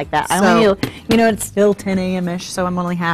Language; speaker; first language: English; native; English